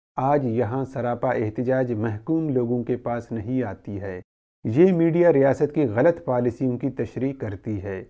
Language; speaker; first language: Urdu; non-native, local second language; Baluchi